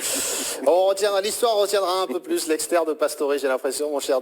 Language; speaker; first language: French; native; French